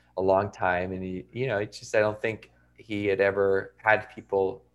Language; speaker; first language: English; native; English